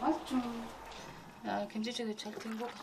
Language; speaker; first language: Korean; non-native, fluent; Mongolian